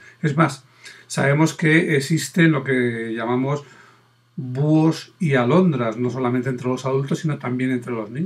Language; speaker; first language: Spanish; native; Spanish